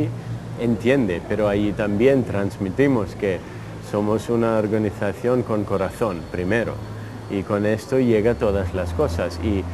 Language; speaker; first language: Spanish; non-native, fluent; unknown